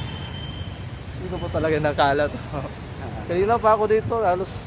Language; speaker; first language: Filipino; non-native, local second language; Cebuano